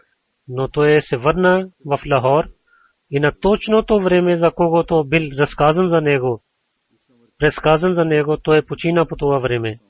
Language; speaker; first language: Bulgarian; non-native, learner; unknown